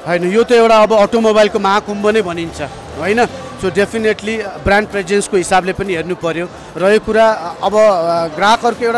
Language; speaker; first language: Nepali; native; Nepali